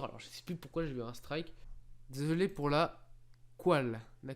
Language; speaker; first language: French; native; French